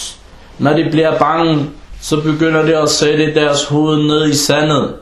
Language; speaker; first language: Danish; early bilingual, other home language; Arabic